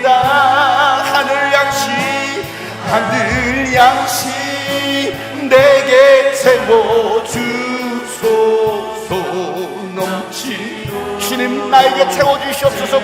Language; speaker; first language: Korean; native; Korean